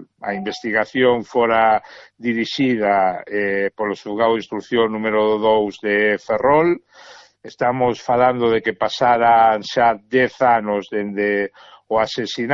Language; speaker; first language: Galician; native; Galician